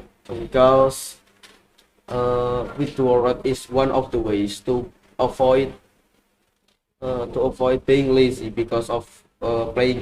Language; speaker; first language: English; non-native, learner; Indonesian